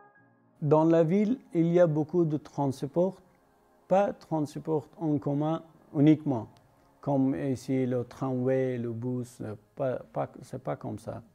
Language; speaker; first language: French; non-native, learner; Persian